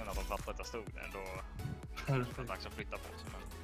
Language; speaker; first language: Swedish; native; Swedish